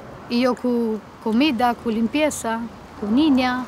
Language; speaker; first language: Spanish; non-native, learner; Romanian